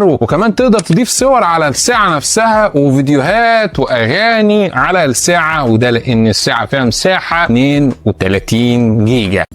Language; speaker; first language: Arabic; native; Arabic